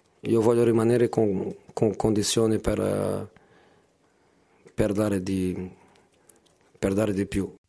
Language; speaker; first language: Italian; non-native, fluent; Portuguese